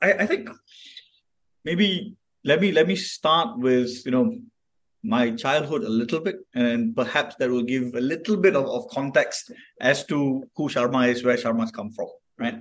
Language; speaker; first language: English; non-native, local second language; Tamil